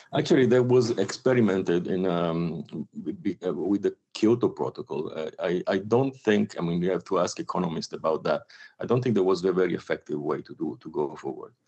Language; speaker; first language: English; non-native, fluent; Italian